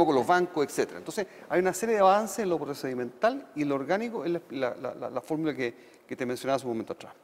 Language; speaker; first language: Spanish; native; Spanish